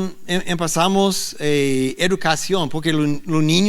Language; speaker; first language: Spanish; non-native, learner; English